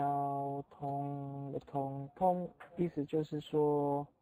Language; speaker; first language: Chinese; non-native, fluent; Indonesian